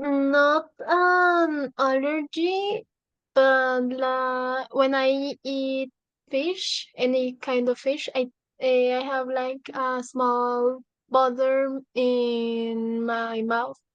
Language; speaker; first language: English; non-native, fluent; Spanish